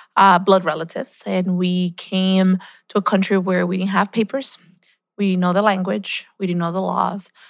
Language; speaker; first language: English; early bilingual, other home language; Spanish